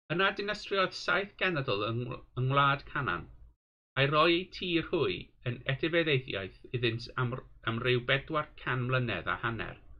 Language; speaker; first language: Welsh; non-native, local second language; English